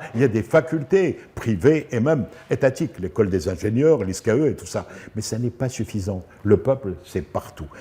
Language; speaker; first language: French; non-native, local second language; Arabic